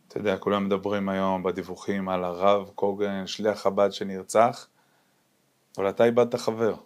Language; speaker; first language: Hebrew; native; Hebrew